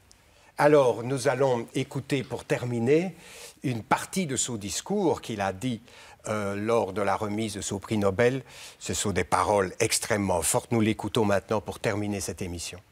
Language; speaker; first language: French; native; French